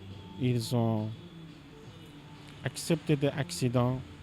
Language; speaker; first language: French; non-native, learner; Persian